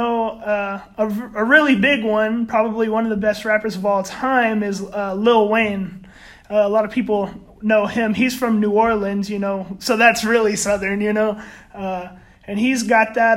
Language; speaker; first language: English; native; English